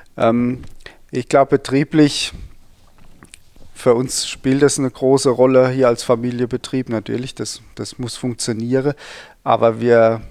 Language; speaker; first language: German; native; German